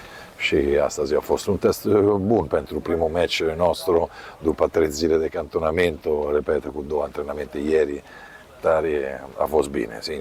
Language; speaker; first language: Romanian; non-native, fluent; Italian